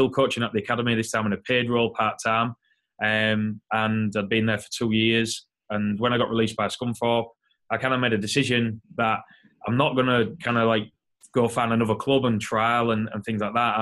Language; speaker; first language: English; native; English